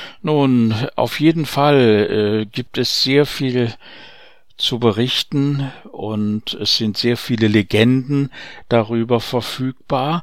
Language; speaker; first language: German; native; German